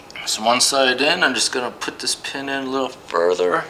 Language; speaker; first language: English; native; English